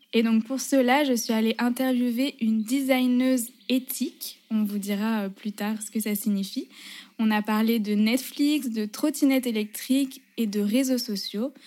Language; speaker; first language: French; native; French